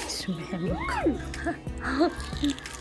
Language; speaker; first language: Korean; non-native, learner; Thai